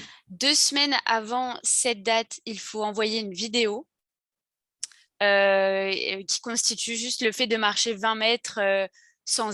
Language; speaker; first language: French; native; French